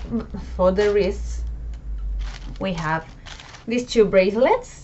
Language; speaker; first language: English; non-native, fluent; Spanish